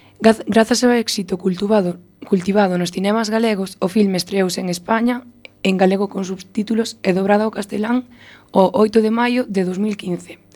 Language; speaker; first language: Galician; non-native, local second language; Spanish